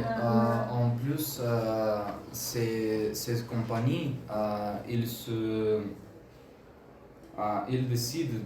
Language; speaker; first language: French; non-native, learner; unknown